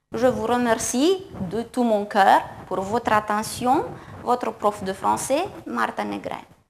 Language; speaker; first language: French; non-native, fluent; Romanian